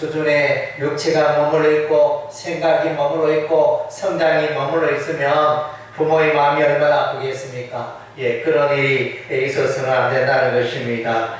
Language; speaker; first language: Korean; native; Korean